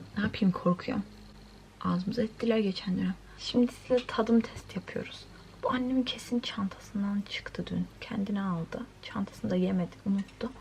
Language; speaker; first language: Turkish; native; Turkish